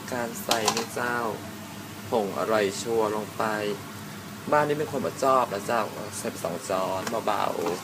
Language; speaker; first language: Thai; native; Thai